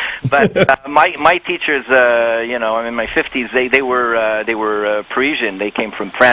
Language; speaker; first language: English; native; English